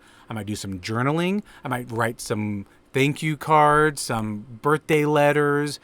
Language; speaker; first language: English; native; English